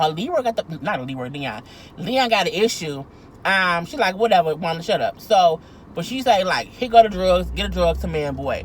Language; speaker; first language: English; native; English